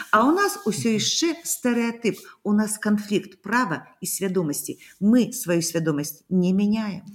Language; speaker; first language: Belarusian; native; Belarusian